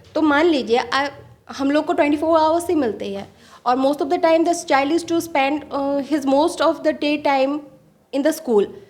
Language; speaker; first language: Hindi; non-native, local second language; Assamese